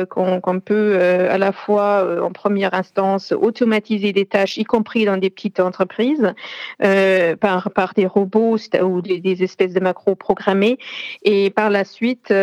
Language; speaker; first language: French; non-native, fluent; German